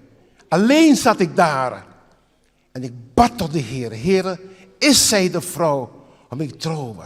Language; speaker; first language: Dutch; non-native, local second language; Papiamento